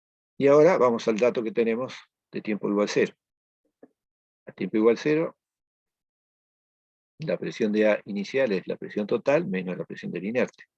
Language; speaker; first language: Spanish; native; Spanish